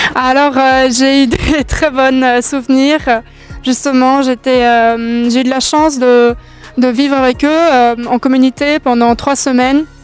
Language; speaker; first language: French; early bilingual, other home language; German